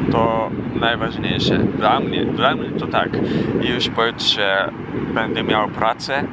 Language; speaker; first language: Polish; non-native, fluent; Japanese